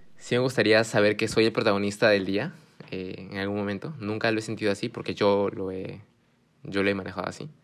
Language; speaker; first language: Spanish; early bilingual, heritage; Spanish